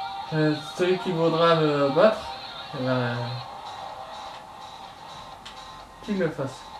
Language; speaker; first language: French; native; French